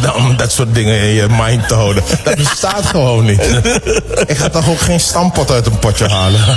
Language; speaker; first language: Dutch; native; Dutch